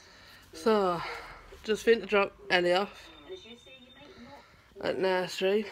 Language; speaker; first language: English; native; English